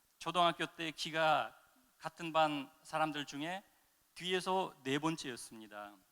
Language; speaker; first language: Korean; non-native, fluent; Russian